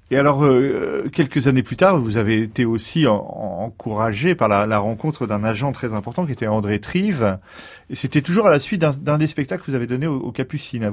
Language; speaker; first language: French; native; French